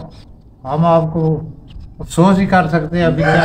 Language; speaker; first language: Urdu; non-native, local second language; Punjabi